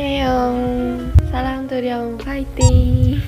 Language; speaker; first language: Korean; non-native, fluent; Japanese